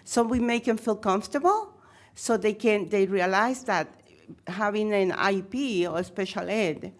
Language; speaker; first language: English; non-native, fluent; Spanish